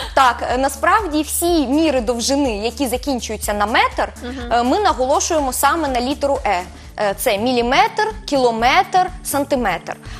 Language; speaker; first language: Ukrainian; native; Ukrainian